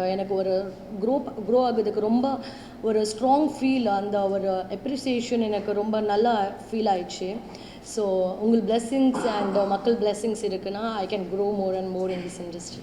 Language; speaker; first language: Tamil; non-native, learner; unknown